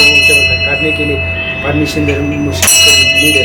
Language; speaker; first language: Hindi; non-native, local second language; Ladakhi